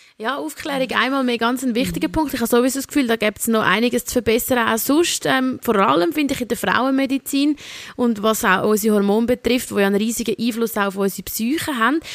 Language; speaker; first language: German; native; German